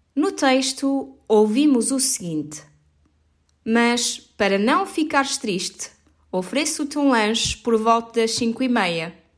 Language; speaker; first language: Portuguese; native; Portuguese